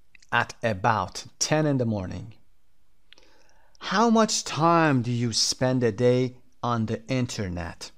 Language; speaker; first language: English; non-native, fluent; Persian